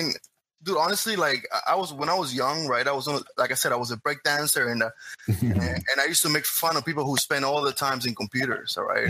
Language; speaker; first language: English; non-native, fluent; Spanish